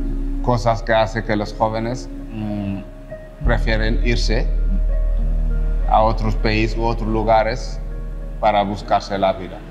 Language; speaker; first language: Spanish; non-native, fluent; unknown